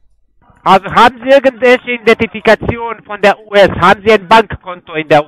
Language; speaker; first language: German; non-native, fluent; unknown